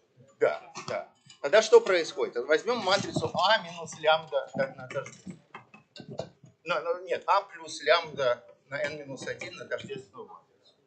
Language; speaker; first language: Russian; native; Russian